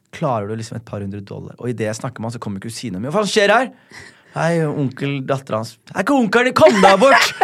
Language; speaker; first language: Norwegian; early bilingual, other home language; Somali